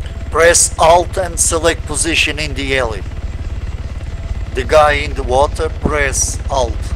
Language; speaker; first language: English; non-native, learner; Portuguese